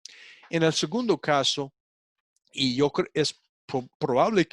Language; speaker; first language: Spanish; non-native, fluent; English